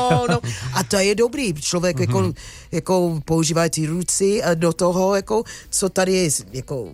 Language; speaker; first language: Czech; non-native, fluent; English